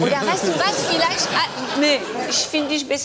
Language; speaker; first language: German; non-native, fluent; French